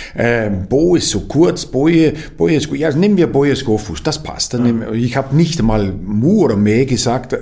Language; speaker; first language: German; non-native, fluent; Danish